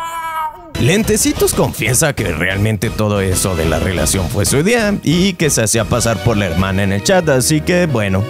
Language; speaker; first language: Spanish; native; Spanish